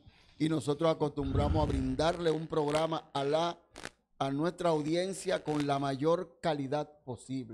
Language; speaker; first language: Spanish; native; Spanish